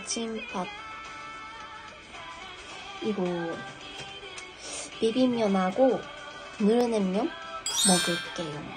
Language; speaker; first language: Korean; non-native, learner; Japanese